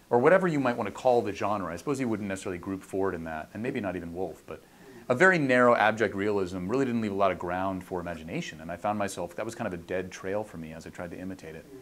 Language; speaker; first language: English; native; English